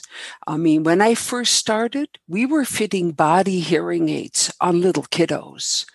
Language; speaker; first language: English; non-native, fluent; Dutch